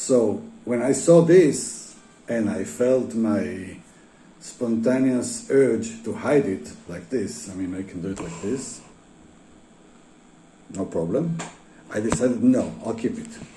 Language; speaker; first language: English; non-native, fluent; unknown